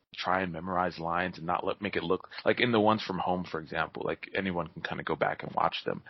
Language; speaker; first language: English; native; English